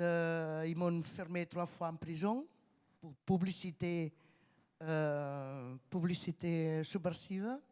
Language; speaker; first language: French; non-native, fluent; Catalan